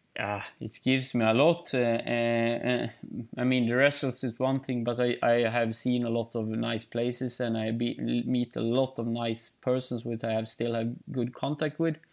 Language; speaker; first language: English; non-native, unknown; Swedish